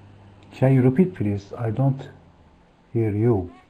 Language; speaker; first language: English; non-native, learner; Turkish